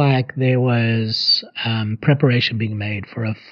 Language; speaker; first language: English; native; English